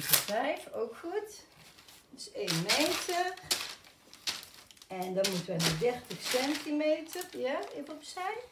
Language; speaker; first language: Dutch; native; Dutch